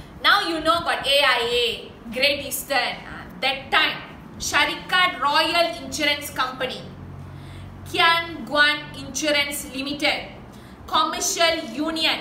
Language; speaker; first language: English; non-native, local second language; Tamil